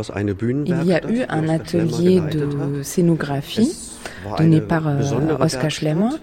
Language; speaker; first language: French; native; French